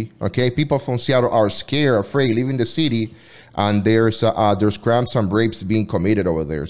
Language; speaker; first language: English; non-native, fluent; Spanish